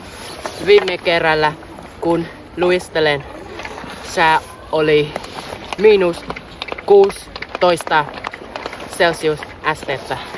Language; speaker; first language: Finnish; non-native, learner; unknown